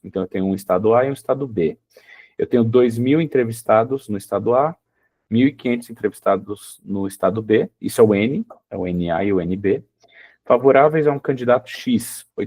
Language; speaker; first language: Portuguese; native; Portuguese